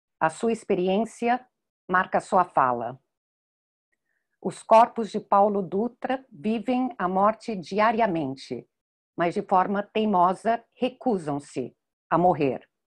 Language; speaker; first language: Portuguese; native; Portuguese